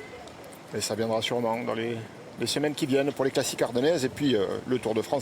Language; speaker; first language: French; native; French